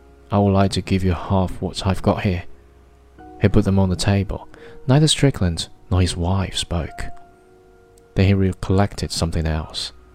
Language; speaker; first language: English; non-native, fluent; Chinese